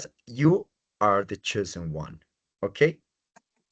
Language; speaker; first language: English; non-native, fluent; Spanish